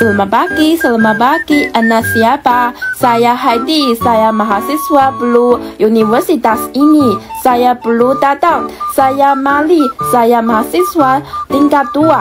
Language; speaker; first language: Indonesian; non-native, learner; Chinese